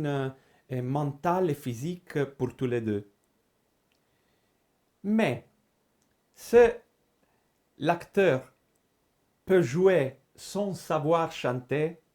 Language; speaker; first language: French; non-native, fluent; Italian